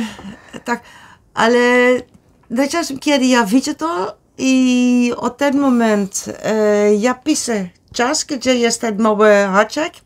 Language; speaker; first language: Polish; non-native, learner; Dutch